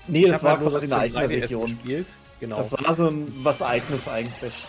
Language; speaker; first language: German; native; German